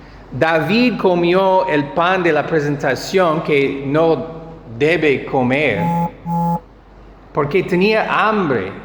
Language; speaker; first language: Spanish; non-native, fluent; English